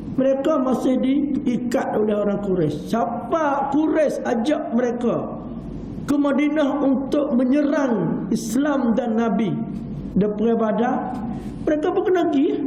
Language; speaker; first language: Malay; early bilingual, heritage; Malay